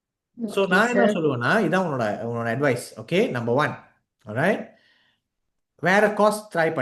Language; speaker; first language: Tamil; native; Tamil